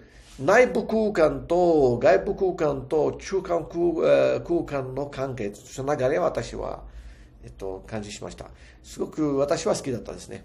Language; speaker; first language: Japanese; non-native, fluent; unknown